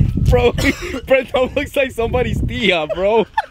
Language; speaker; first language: English; native; English